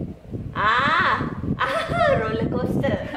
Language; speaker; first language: Korean; non-native, learner; Malay